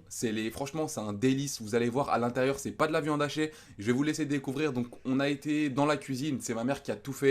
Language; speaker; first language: French; native; French